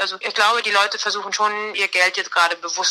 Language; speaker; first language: German; native; German